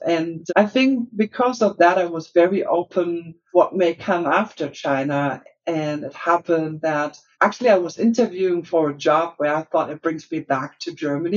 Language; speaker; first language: English; non-native, fluent; German